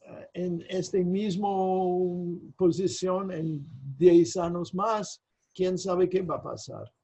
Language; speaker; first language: Spanish; non-native, fluent; English